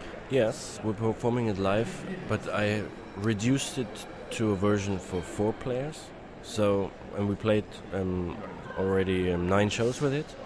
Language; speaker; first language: English; non-native, fluent; German